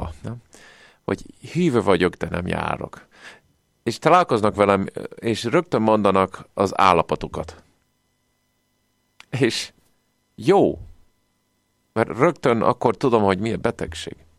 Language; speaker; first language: Hungarian; non-native, fluent; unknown